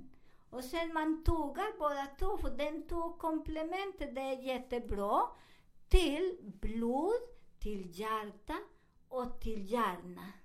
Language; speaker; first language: Swedish; non-native, fluent; Spanish